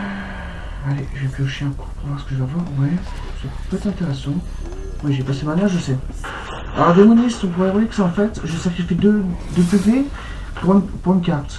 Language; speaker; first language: French; native; French